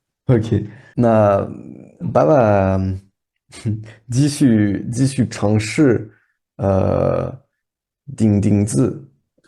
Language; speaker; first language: Chinese; non-native, learner; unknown